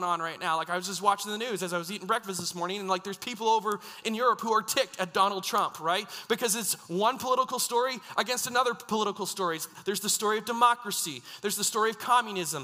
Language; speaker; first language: English; native; English